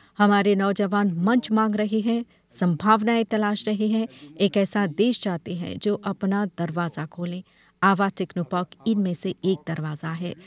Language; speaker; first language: Hindi; non-native, local second language; Morisyen